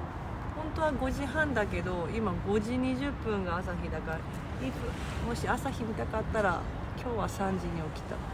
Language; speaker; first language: Japanese; non-native, fluent; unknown